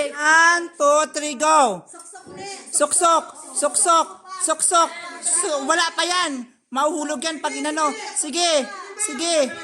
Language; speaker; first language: Filipino; non-native, local second language; Cebuano